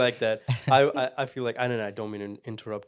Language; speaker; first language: English; native; English